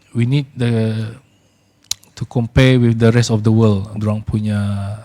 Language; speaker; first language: English; non-native, local second language; Malay